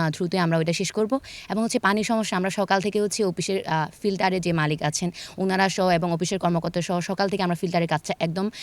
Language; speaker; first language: Bangla; non-native, local second language; Chakma